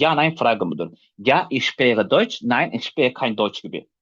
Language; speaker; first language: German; non-native, fluent; Turkish